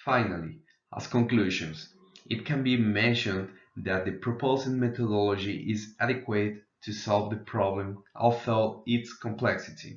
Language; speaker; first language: English; non-native, fluent; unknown